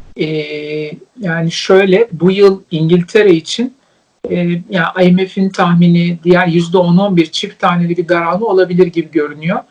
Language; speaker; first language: Turkish; native; Turkish